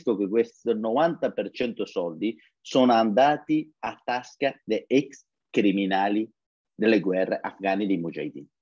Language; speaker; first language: Italian; non-native, learner; Persian